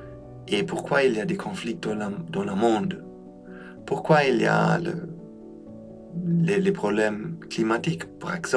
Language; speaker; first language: French; non-native, fluent; German